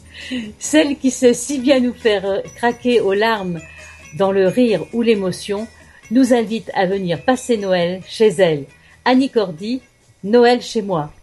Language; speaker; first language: French; native; French